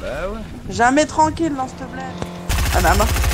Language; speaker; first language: French; native; French